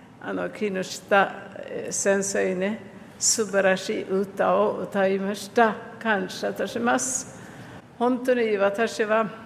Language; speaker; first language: Japanese; non-native, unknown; Swedish